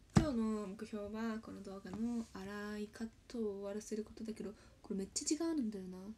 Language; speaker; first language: Japanese; native; Japanese